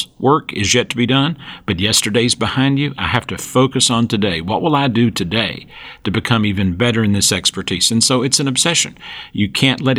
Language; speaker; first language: English; native; English